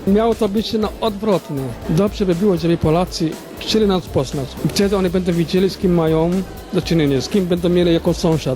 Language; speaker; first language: Polish; non-native, fluent; Somali